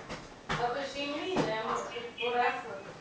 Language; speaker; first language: Bulgarian; native; Bulgarian